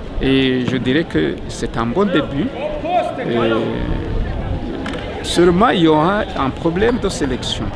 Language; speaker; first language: French; non-native, local second language; Rundi